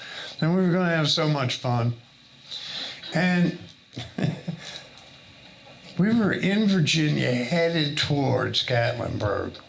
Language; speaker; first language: English; native; English